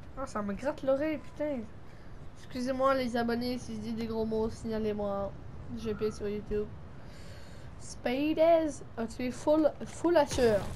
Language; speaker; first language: French; native; French